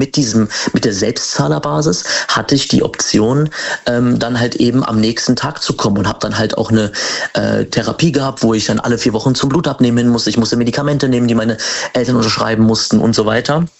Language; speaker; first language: German; native; German